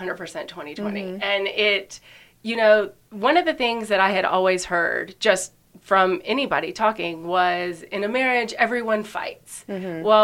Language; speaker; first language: English; native; English